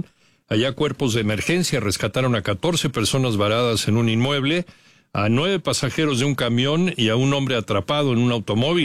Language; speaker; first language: Spanish; native; Spanish